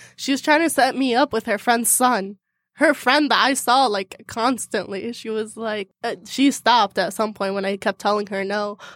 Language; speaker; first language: English; early bilingual, heritage; Arabic